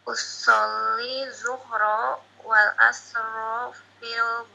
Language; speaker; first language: Arabic; non-native, learner; Indonesian